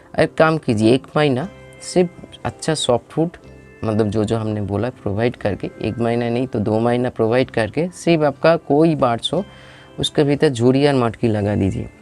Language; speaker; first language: Hindi; non-native, local second language; Bangla